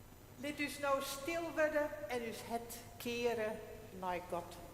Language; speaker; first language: Dutch; non-native, local second language; Western Frisian